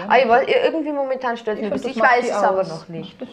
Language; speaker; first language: German; native; German